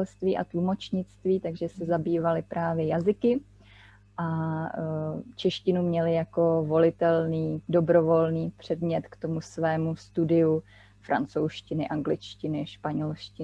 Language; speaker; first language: Czech; native; Czech